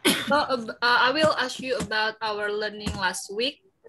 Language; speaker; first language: English; non-native, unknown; Indonesian